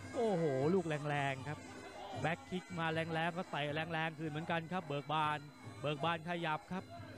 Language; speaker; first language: Thai; native; Thai